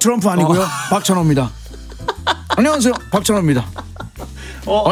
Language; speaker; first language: Korean; native; Korean